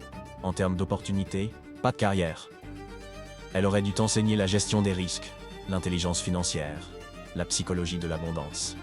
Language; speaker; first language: French; native; French